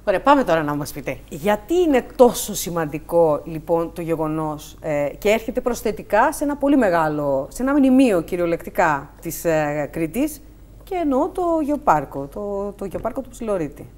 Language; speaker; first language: Greek; native; Greek